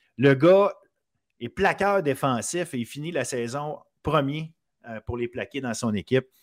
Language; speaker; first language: French; native; French